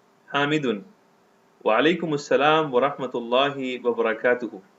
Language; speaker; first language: Arabic; non-native, fluent; Urdu